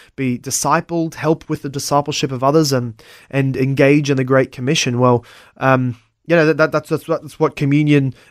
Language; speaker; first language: English; native; English